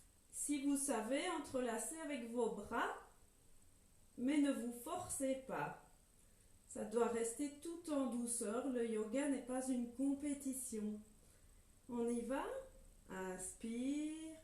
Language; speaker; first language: French; native; French